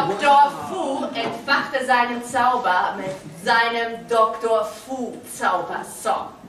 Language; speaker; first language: German; native; German